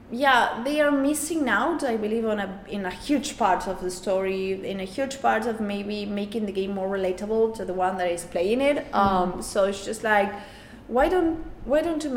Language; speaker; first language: English; non-native, fluent; Spanish